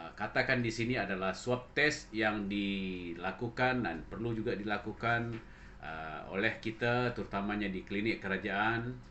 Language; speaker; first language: Malay; non-native, local second language; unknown